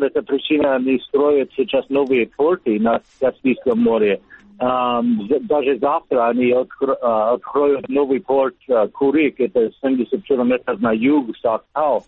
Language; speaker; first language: Russian; non-native, learner; English